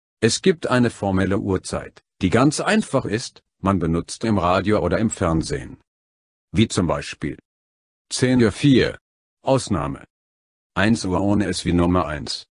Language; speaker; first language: German; non-native, learner; Vietnamese